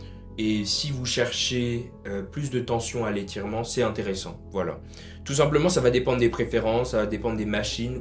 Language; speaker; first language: French; native; French